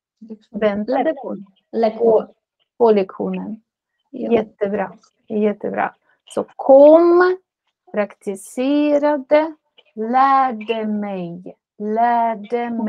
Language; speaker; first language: Swedish; non-native, fluent; Russian